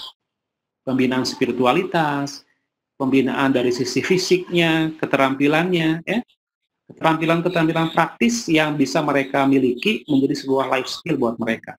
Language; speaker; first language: Indonesian; native; Indonesian